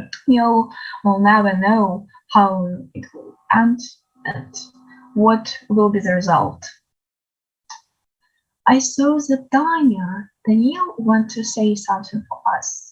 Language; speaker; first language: English; non-native, learner; Ukrainian